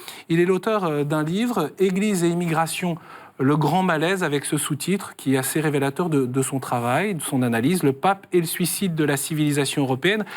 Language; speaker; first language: French; native; French